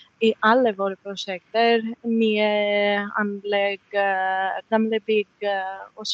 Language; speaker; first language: Norwegian; non-native, fluent; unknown